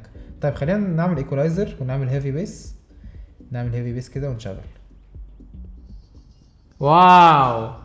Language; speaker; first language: Arabic; native; Arabic